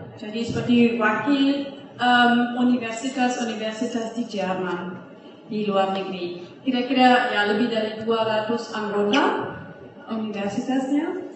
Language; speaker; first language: Indonesian; non-native, fluent; German